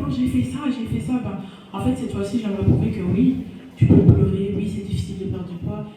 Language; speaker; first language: French; native; French